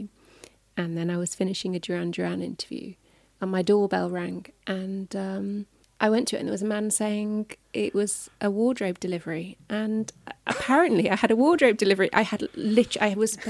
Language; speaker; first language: English; native; English